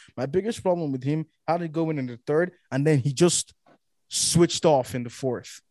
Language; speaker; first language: English; non-native, local second language; Yoruba